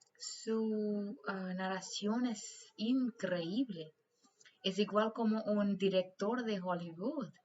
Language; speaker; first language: Spanish; non-native, learner; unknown